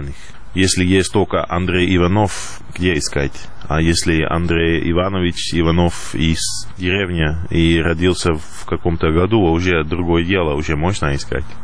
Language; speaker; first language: Russian; non-native, fluent; Dutch